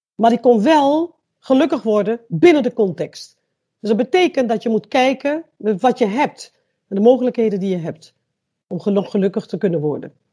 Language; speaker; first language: Dutch; native; Dutch